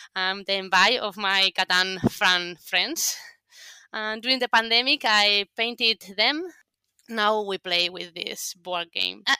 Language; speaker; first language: English; non-native, fluent; Spanish